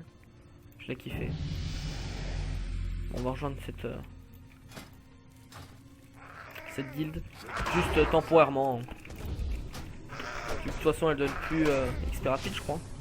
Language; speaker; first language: French; native; French